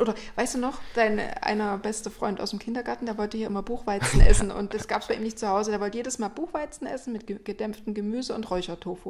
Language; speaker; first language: German; native; German